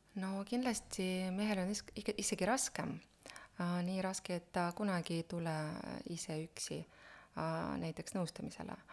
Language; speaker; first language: Estonian; non-native, local second language; Russian